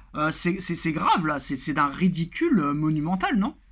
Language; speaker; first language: French; native; French